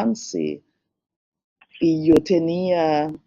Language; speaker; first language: Spanish; non-native, learner; English